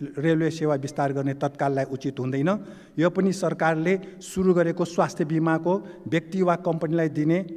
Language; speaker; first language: Nepali; non-native, local second language; Newari